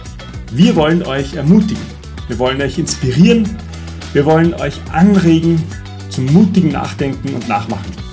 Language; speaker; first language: German; native; German